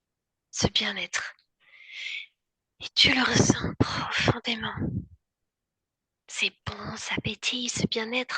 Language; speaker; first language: French; native; French